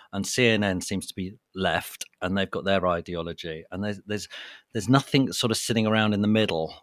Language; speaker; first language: English; native; English